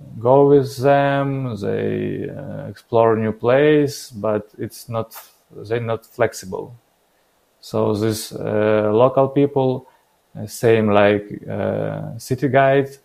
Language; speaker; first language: English; non-native, learner; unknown